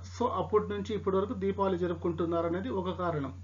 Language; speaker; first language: Telugu; non-native, local second language; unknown